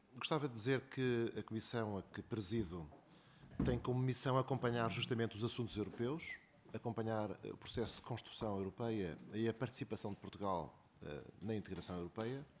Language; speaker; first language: Portuguese; native; Portuguese